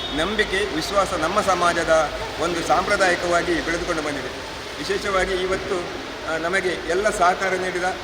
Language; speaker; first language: Kannada; non-native, local second language; Konkani